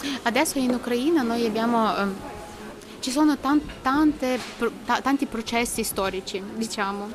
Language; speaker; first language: Italian; non-native, learner; Ukrainian